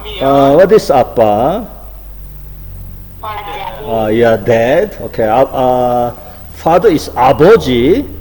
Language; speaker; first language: English; non-native, fluent; Korean